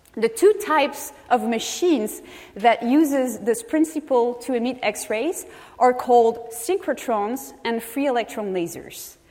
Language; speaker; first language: English; non-native, fluent; French